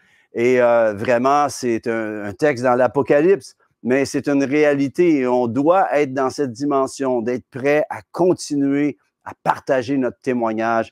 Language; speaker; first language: French; native; French